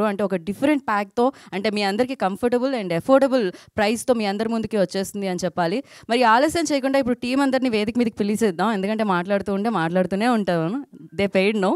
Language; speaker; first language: Telugu; native; Telugu